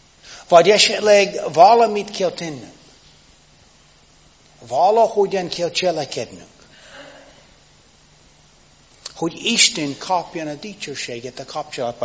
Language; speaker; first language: Hungarian; non-native, fluent; English